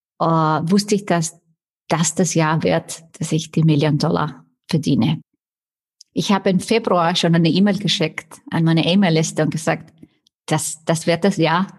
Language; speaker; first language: German; non-native, fluent; Icelandic